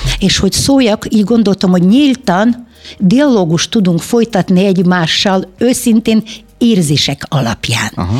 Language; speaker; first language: Hungarian; non-native, fluent; Russian